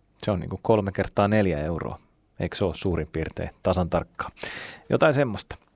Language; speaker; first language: Finnish; native; Finnish